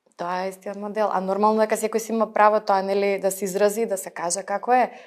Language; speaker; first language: Macedonian; native; Macedonian